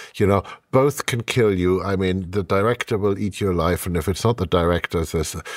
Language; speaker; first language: English; non-native, fluent; German